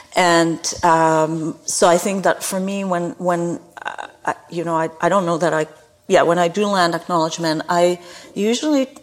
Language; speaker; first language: English; non-native, fluent; Hebrew